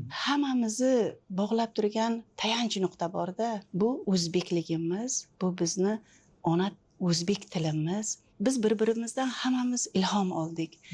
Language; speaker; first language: Uzbek; early bilingual, heritage; Uzbek